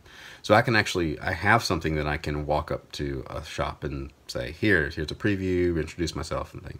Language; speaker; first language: English; native; English